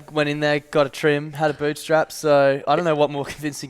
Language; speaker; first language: English; native; English